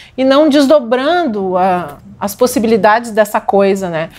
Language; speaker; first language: Portuguese; native; Portuguese